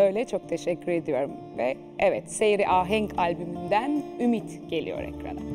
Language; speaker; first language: Turkish; native; Turkish